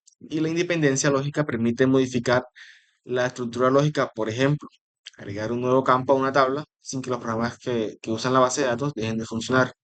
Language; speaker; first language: Spanish; native; Spanish